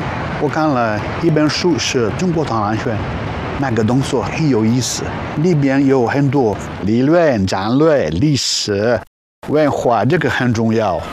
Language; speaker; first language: Chinese; non-native, learner; Italian